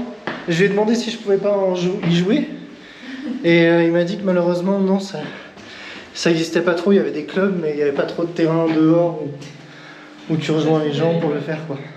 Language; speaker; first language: French; native; French